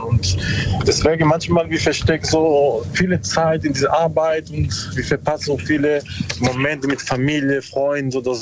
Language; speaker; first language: German; non-native, learner; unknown